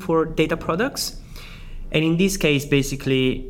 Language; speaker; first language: English; non-native, fluent; Italian